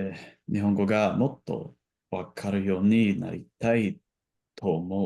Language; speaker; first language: Japanese; non-native, learner; English